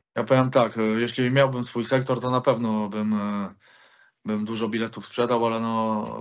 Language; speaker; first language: Polish; native; Polish